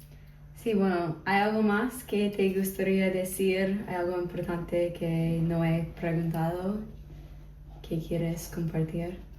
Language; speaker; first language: Spanish; non-native, fluent; English